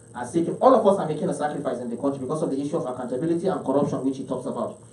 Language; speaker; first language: English; non-native, local second language; Hausa